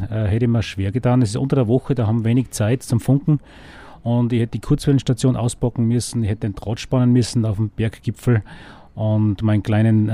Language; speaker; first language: German; native; German